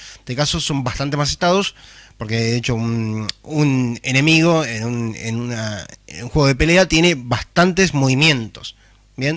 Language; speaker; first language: Spanish; native; Spanish